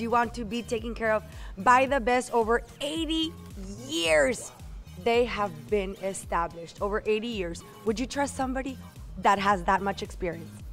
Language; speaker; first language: English; early bilingual, other home language; Spanish